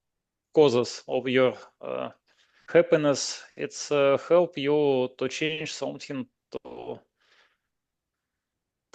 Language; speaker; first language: English; non-native, learner; Russian